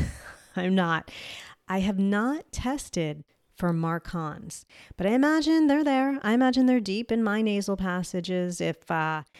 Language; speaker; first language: English; native; English